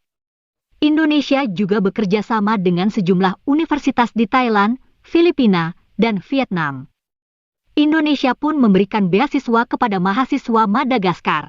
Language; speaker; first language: Indonesian; native; Indonesian